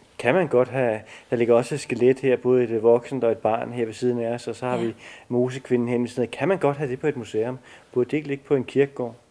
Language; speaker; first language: Danish; native; Danish